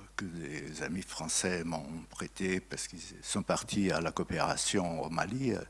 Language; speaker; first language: French; non-native, fluent; Portuguese